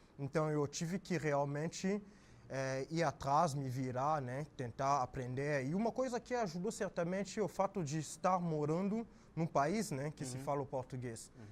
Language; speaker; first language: Portuguese; non-native, fluent; Lingala